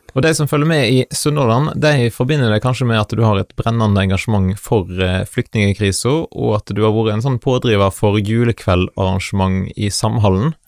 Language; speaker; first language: Norwegian; native; Norwegian